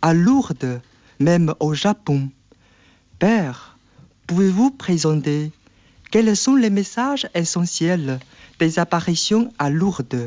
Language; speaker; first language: French; non-native, fluent; Chinese